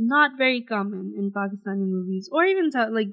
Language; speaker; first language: English; non-native, local second language; Bangla